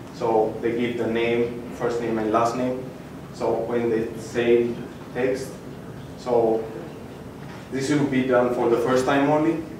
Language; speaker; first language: English; non-native, fluent; Amharic